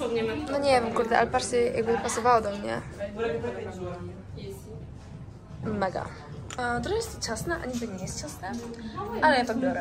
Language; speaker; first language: Polish; native; Polish